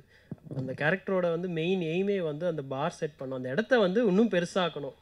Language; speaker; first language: Tamil; native; Tamil